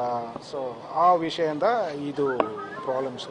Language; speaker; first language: Kannada; non-native, fluent; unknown